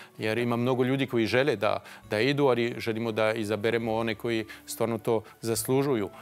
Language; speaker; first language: Bosnian; non-native, fluent; French